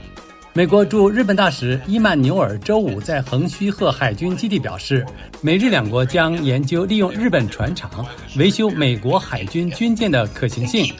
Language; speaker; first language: Chinese; native; Chinese